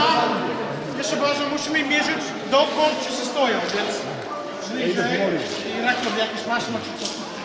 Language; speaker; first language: Polish; non-native, learner; English